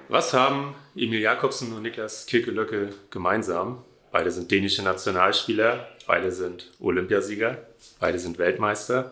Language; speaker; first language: German; native; German